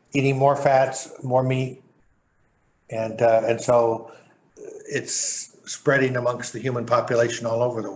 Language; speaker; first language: English; native; English